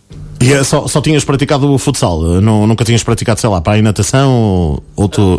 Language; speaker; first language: Portuguese; native; Portuguese